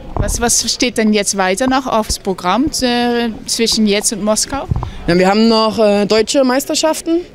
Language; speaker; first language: German; native; German